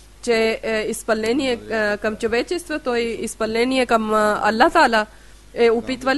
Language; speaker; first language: Bulgarian; non-native, learner; Urdu